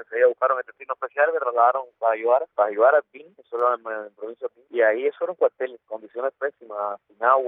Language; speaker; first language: Spanish; native; Spanish